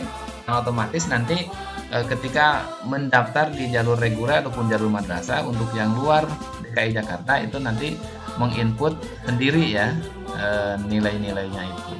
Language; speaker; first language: Indonesian; native; Indonesian